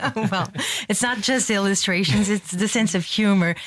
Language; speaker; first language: English; non-native, fluent; Portuguese